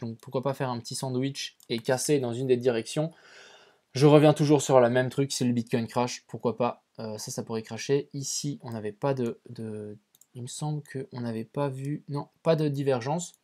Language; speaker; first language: French; native; French